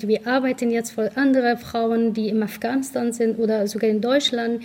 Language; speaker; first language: German; non-native, learner; Persian